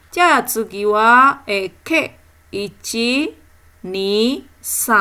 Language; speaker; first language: Japanese; non-native, fluent; Indonesian